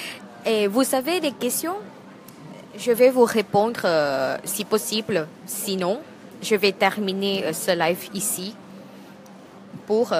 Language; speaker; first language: French; non-native, learner; Thai